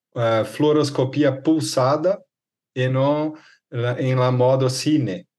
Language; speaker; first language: Spanish; non-native, learner; Portuguese